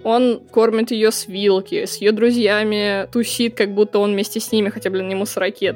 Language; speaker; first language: Russian; native; Russian